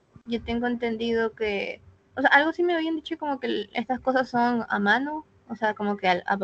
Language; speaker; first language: Spanish; native; Spanish